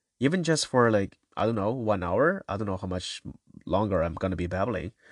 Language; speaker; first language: English; non-native, fluent; Chinese